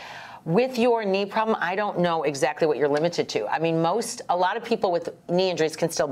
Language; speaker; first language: English; native; English